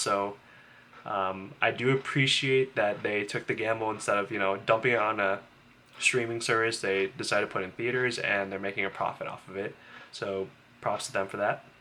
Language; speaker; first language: English; native; English